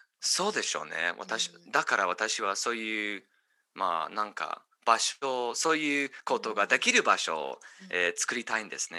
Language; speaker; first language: Japanese; non-native, learner; English